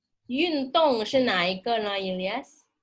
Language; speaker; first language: Chinese; non-native, fluent; Indonesian